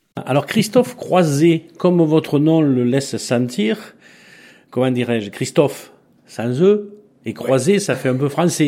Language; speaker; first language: French; native; French